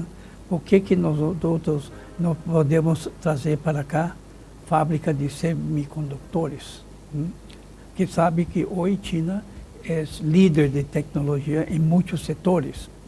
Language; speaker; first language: Spanish; non-native, fluent; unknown